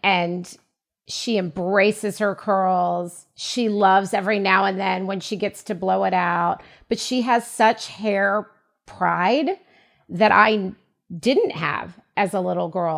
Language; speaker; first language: English; native; English